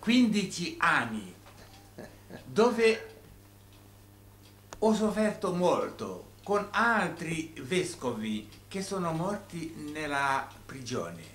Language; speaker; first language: Italian; non-native, fluent; Romanian